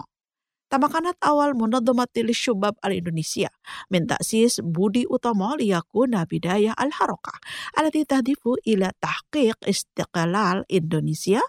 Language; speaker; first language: Arabic; non-native, fluent; Indonesian